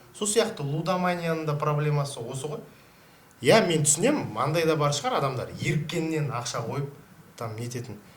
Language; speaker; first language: Kazakh; native; Kazakh